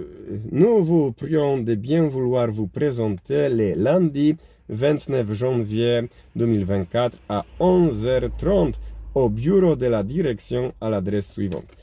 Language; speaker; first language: French; non-native, learner; Polish